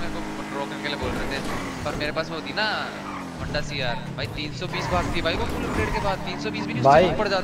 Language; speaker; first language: Hindi; native; Hindi